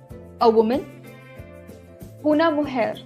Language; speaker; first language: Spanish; non-native, learner; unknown